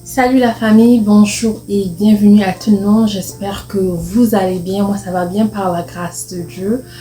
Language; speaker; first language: French; non-native, local second language; Lingala